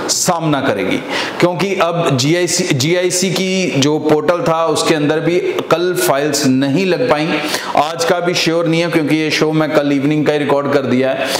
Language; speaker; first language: Hindi; non-native, local second language; Punjabi